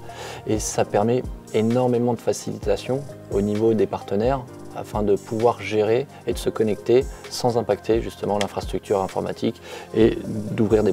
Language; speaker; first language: French; native; French